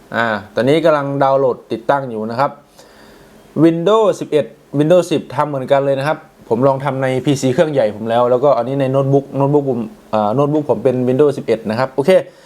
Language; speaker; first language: Thai; native; Thai